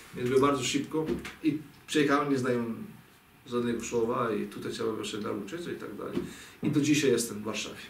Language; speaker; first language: Polish; non-native, fluent; Italian